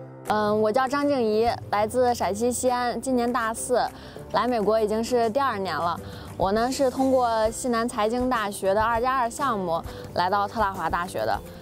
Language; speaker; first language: Chinese; native; Chinese